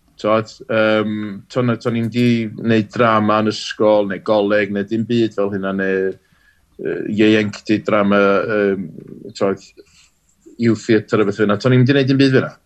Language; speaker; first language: Welsh; native; Welsh